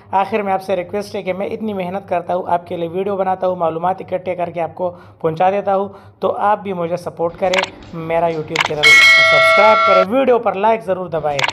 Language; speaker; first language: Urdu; non-native, local second language; Pashto